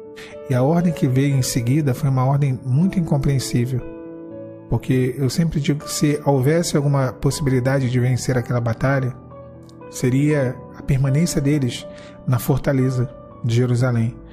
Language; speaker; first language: Portuguese; native; Portuguese